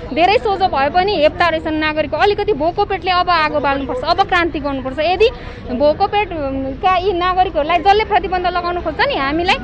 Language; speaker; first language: Nepali; native; Nepali